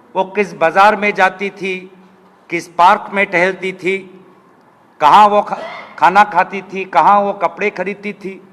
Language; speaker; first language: Hindi; non-native, local second language; Assamese